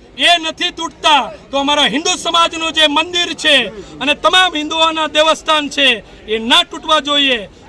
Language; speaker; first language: Gujarati; native; Gujarati